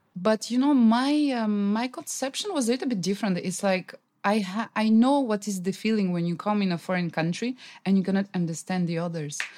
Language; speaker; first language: English; non-native, fluent; Russian